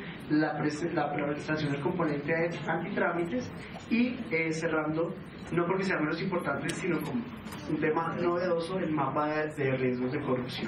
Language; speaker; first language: Spanish; native; Spanish